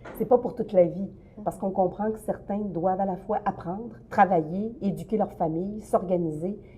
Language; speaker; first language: French; native; French